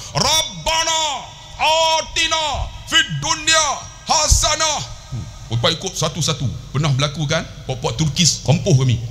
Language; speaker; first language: Malay; native; Malay